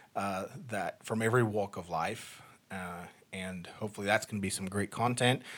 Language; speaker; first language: English; native; English